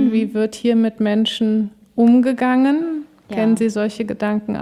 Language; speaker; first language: German; native; German